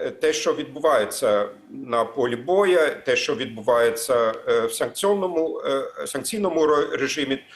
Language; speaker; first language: Ukrainian; non-native, fluent; German